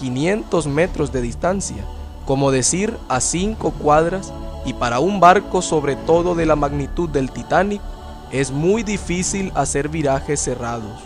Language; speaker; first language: Spanish; native; Spanish